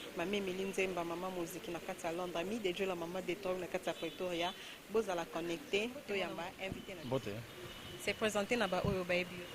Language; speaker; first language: Lingala; native; Lingala